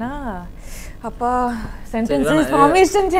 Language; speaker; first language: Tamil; non-native, learner; Kodava